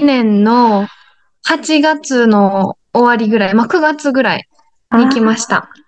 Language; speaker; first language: Japanese; native; Japanese